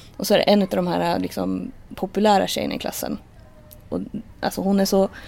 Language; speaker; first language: Swedish; native; Swedish